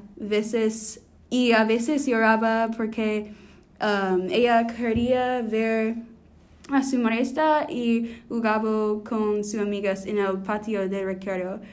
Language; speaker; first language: Spanish; non-native, learner; English